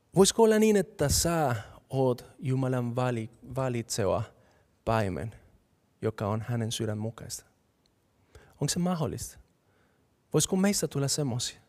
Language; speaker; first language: Finnish; non-native, fluent; Spanish